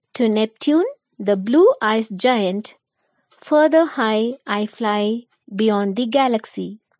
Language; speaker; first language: English; non-native, local second language; Tamil